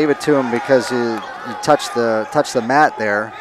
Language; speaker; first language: English; native; English